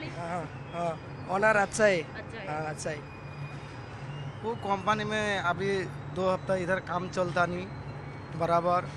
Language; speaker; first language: Hindi; non-native, local second language; Bangla